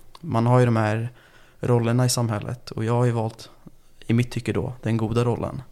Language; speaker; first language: Swedish; early bilingual, other home language; Turkish